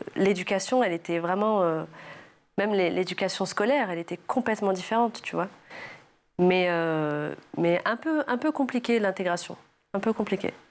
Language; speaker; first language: French; early bilingual, other home language; Arabic